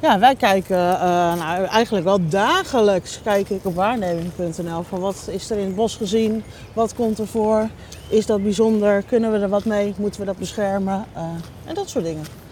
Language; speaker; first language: Dutch; native; Dutch